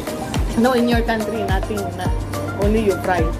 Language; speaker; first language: English; non-native, local second language; Filipino